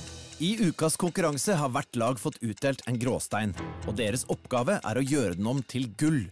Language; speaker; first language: Norwegian; native; Norwegian